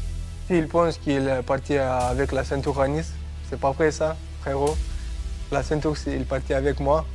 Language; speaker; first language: French; non-native, learner; Romanian